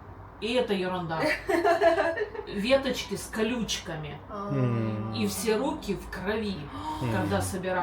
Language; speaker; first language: Russian; native; Russian